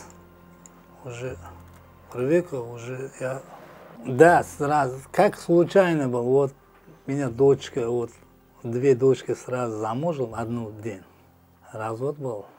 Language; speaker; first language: Russian; non-native, learner; Uzbek